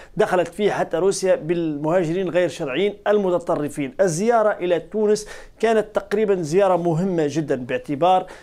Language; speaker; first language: Arabic; native; Arabic